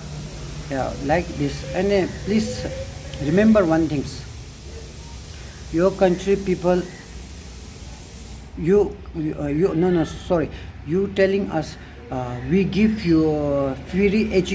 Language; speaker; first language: English; non-native, learner; Tibetan